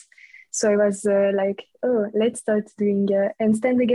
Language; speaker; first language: English; non-native, fluent; French